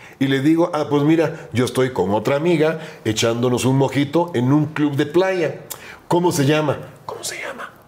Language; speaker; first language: Spanish; native; Spanish